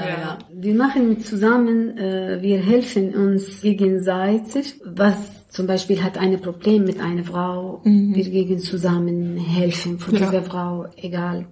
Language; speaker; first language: German; non-native, learner; Arabic